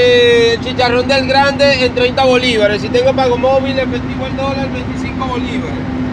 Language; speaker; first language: Spanish; native; Spanish